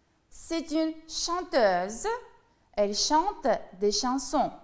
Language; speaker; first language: French; non-native, fluent; Uzbek